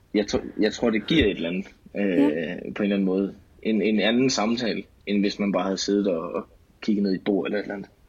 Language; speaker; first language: Danish; native; Danish